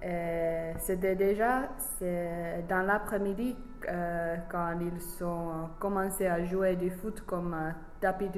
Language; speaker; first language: French; non-native, fluent; English